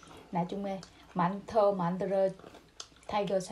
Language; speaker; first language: Korean; non-native, learner; Vietnamese